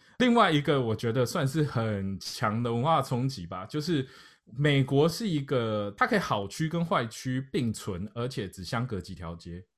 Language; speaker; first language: Chinese; native; Chinese